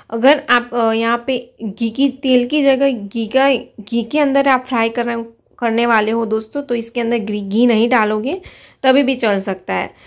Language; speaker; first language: Hindi; non-native, local second language; Gujarati